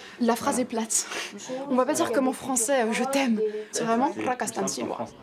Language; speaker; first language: French; native; French